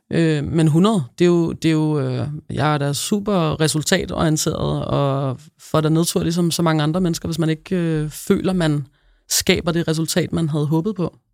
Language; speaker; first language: Danish; native; Danish